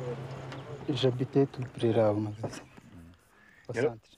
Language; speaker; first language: French; non-native, local second language; Kinyarwanda